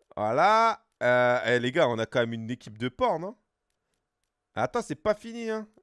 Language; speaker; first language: French; native; French